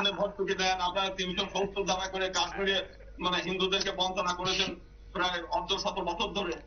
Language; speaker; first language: Bangla; native; Bangla